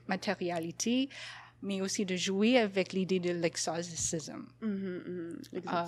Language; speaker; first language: French; non-native, local second language; English